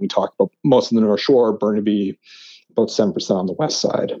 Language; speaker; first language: English; native; English